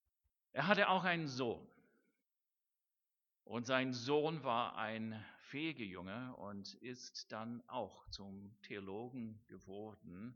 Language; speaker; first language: German; non-native, fluent; English